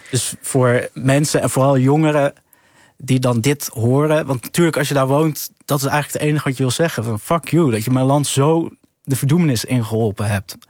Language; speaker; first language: Dutch; early bilingual, other home language; Arabic